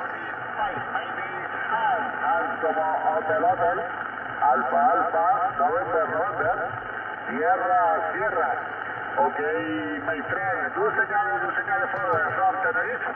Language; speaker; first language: English; non-native, learner; Spanish